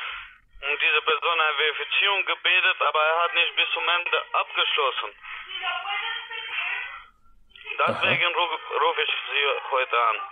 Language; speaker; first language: German; non-native, learner; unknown